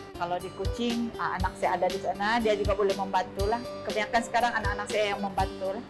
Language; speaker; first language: Malay; non-native, local second language; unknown